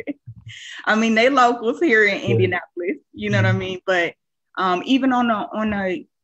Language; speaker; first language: English; native; English